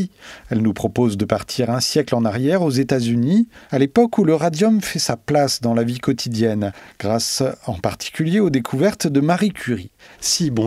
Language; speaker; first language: French; native; French